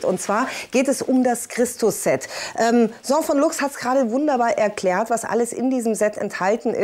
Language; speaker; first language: German; native; German